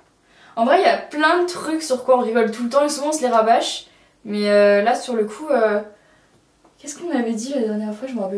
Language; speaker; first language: French; native; French